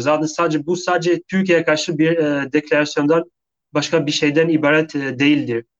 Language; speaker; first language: Turkish; non-native, fluent; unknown